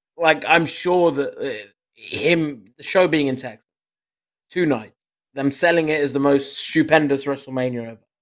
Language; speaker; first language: English; native; English